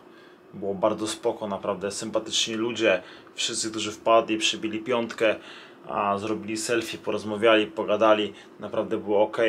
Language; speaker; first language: Polish; native; Polish